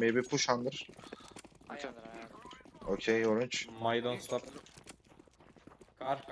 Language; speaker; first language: English; non-native, learner; Turkish